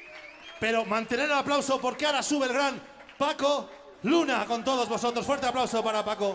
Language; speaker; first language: Spanish; native; Spanish